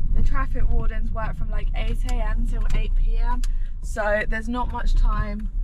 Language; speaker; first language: English; native; English